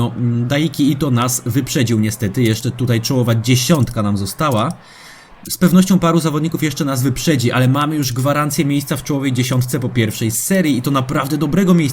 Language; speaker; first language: Polish; native; Polish